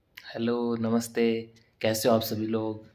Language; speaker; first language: Hindi; native; Hindi